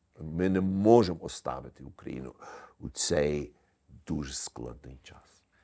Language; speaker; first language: Ukrainian; early bilingual, heritage; Ukrainian